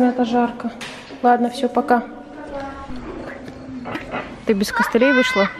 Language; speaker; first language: Russian; native; Russian